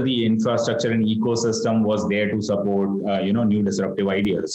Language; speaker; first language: English; non-native, local second language; Gujarati